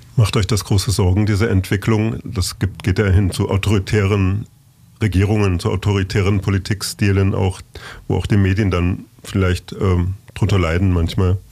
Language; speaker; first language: German; native; German